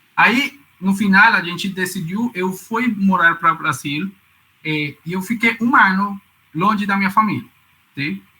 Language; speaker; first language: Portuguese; non-native, fluent; Spanish